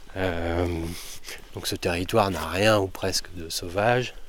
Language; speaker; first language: French; native; French